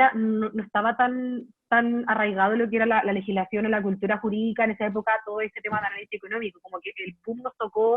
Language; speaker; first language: Spanish; native; Spanish